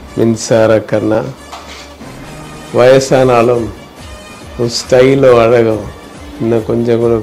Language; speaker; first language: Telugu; non-native, learner; Tamil